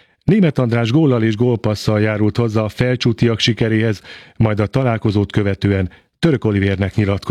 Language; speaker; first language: Hungarian; native; Hungarian